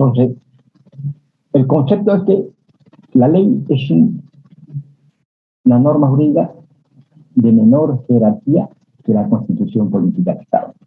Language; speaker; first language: Spanish; native; Spanish